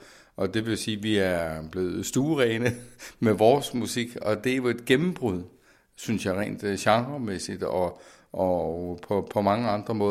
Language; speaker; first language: Danish; native; Danish